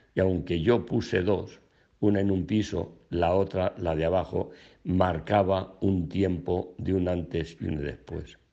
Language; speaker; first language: Spanish; native; Spanish